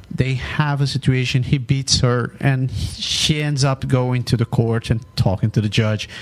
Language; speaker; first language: English; non-native, fluent; Portuguese